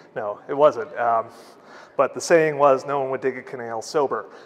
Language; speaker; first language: English; native; English